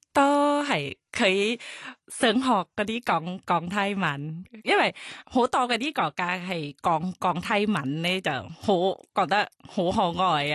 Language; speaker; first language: Cantonese; non-native, learner; Thai